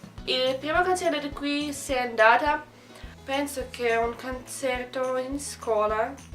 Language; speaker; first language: Italian; non-native, learner; Russian